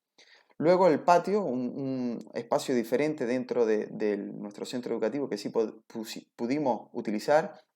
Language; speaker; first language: Spanish; native; Spanish